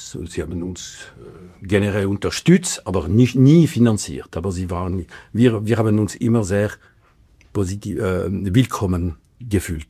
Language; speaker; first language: German; non-native, local second language; French